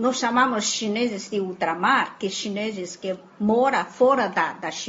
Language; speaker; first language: Portuguese; non-native, fluent; Chinese